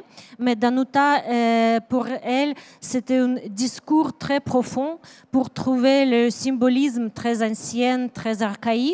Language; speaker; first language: French; non-native, learner; Ukrainian